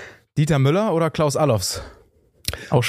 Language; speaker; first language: German; native; German